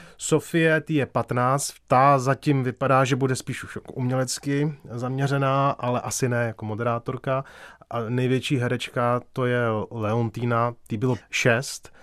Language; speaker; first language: Czech; native; Czech